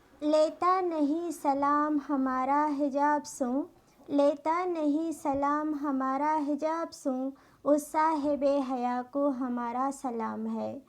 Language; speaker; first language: Urdu; native; Urdu